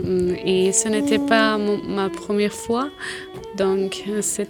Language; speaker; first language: French; non-native, learner; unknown